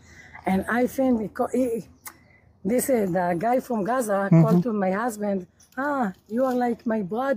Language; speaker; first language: English; non-native, learner; Hebrew